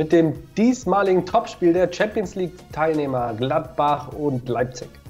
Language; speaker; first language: German; native; German